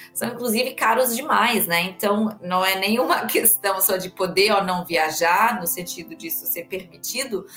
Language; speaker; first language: Portuguese; non-native, fluent; German